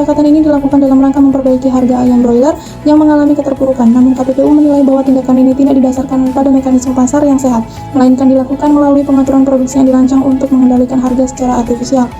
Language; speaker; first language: Indonesian; native; Indonesian